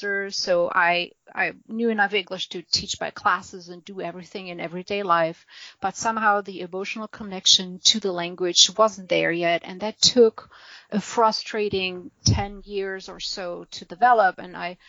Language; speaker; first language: English; non-native, fluent; German